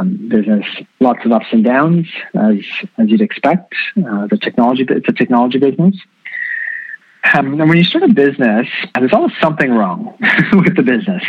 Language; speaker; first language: English; native; English